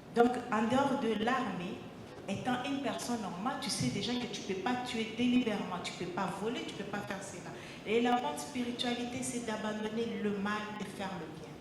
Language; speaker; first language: French; non-native, local second language; Lingala